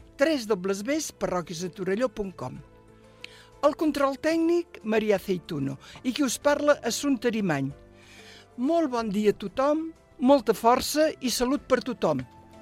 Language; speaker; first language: Catalan; native; Catalan